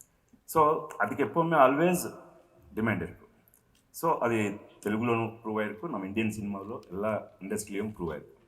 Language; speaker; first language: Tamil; non-native, local second language; Telugu